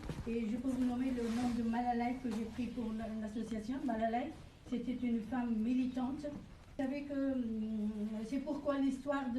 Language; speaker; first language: French; non-native, fluent; Persian